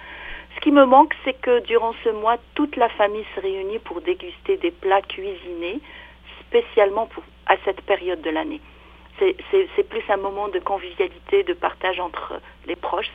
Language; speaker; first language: French; non-native, local second language; Arabic